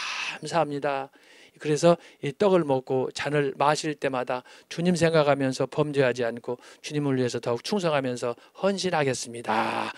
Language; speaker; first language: Korean; native; Korean